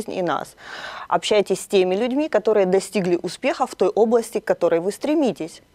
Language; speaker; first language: Russian; native; Russian